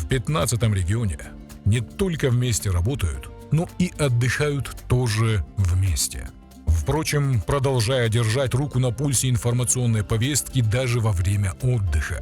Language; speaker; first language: Russian; native; Russian